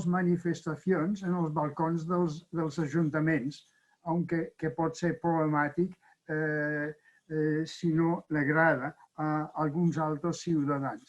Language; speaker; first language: Catalan; non-native, fluent; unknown